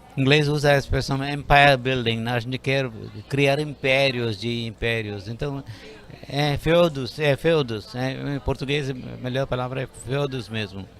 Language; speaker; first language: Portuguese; non-native, fluent; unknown